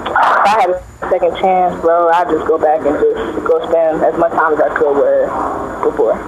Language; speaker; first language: English; native; English